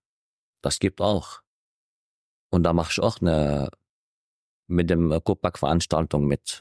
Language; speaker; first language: German; non-native, fluent; Arabic